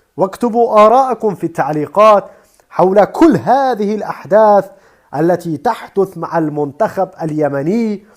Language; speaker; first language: Arabic; native; Arabic